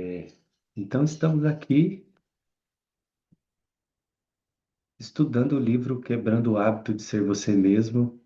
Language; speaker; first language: Portuguese; native; Portuguese